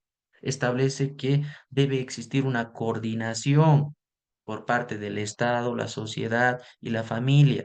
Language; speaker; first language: Spanish; native; Spanish